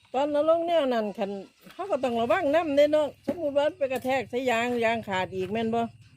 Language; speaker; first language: Thai; native; Thai